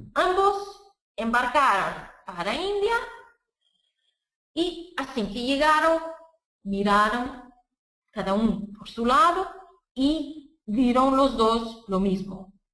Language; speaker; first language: Spanish; non-native, fluent; Portuguese